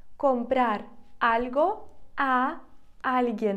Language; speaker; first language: Spanish; non-native, fluent; Ukrainian